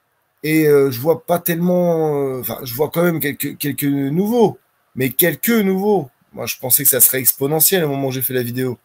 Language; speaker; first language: French; native; French